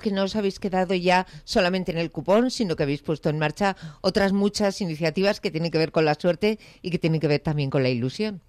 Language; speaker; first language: Spanish; native; Spanish